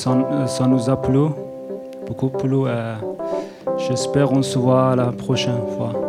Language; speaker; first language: French; non-native, learner; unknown